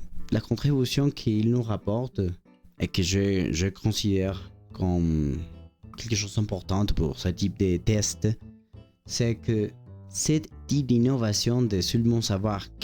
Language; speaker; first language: French; non-native, learner; Spanish